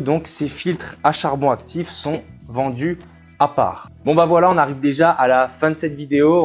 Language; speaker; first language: French; native; French